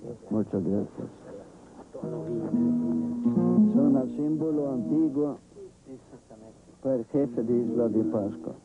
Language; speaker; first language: Spanish; non-native, fluent; Norwegian